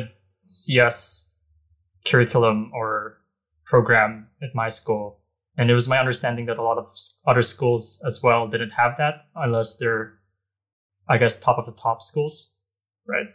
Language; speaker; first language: English; non-native, local second language; Filipino